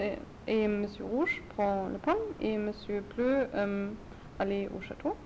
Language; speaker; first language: French; non-native, learner; German